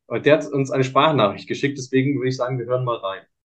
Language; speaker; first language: German; native; German